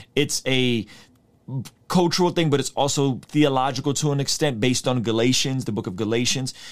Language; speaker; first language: English; early bilingual, other home language; Russian